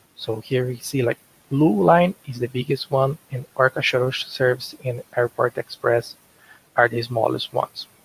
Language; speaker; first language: English; non-native, learner; Portuguese